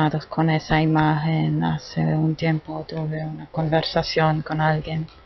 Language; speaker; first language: Spanish; non-native, fluent; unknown